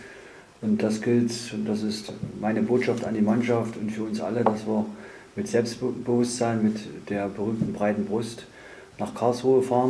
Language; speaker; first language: German; native; German